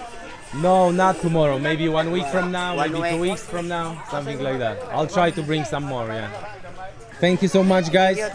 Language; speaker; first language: English; non-native, learner; Polish